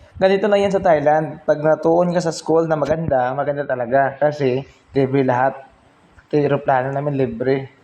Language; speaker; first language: Filipino; non-native, local second language; Hiligaynon